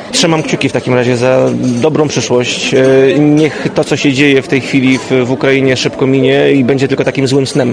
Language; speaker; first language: Polish; native; Polish